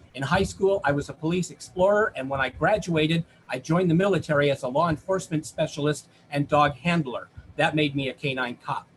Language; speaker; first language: English; native; English